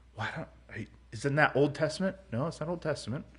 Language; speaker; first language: English; native; English